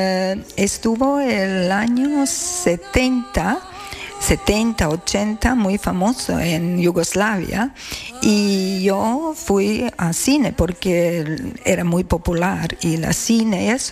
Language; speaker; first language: Spanish; non-native, learner; Croatian